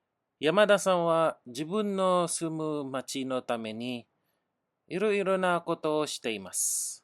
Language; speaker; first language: Japanese; non-native, learner; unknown